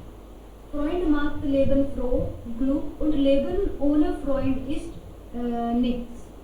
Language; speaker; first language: German; non-native, learner; Hindi